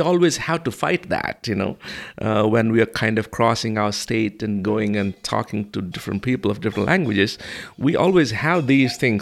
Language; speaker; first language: English; non-native, local second language; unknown